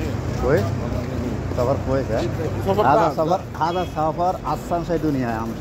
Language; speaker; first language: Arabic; non-native, learner; Bangla